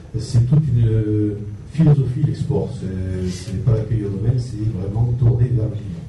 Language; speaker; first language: French; native; French